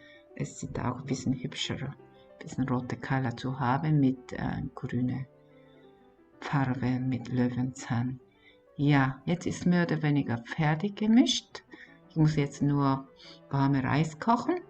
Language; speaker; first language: German; non-native, fluent; Korean